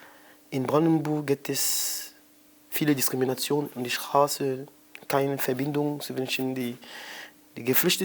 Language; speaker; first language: German; non-native, learner; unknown